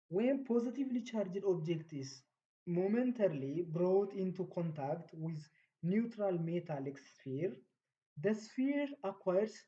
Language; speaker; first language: English; non-native, local second language; Amharic